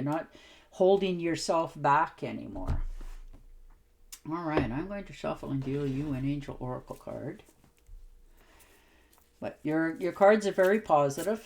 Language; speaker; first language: English; native; English